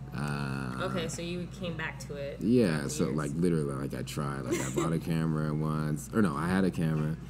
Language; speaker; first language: English; native; English